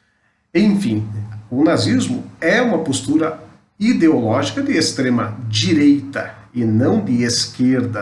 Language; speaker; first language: Portuguese; native; Portuguese